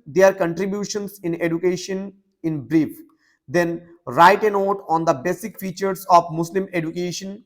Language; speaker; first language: English; non-native, local second language; Bangla